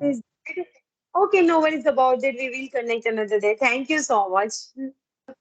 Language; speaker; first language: English; non-native, learner; Gujarati